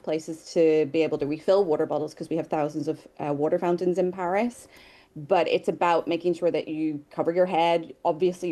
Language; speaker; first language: English; native; English